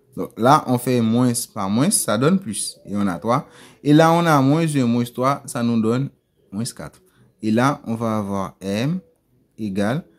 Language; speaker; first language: French; non-native, local second language; Haitian Creole